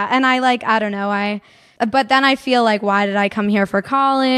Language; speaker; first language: English; native; English